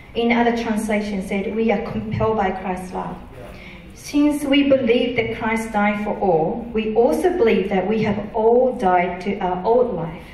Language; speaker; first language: English; non-native, fluent; Japanese